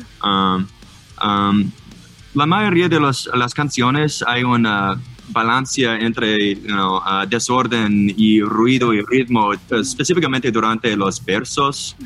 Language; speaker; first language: Spanish; non-native, learner; English